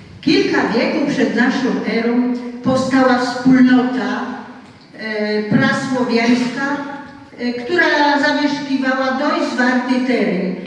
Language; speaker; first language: Polish; native; Polish